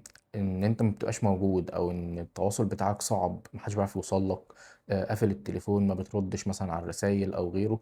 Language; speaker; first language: Arabic; native; Arabic